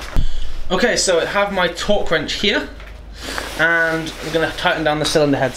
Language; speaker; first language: English; native; English